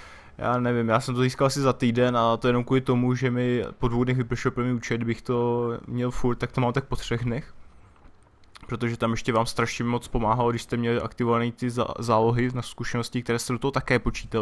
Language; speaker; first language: Czech; native; Czech